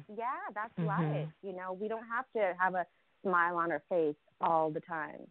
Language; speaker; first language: English; early bilingual, other home language; Russian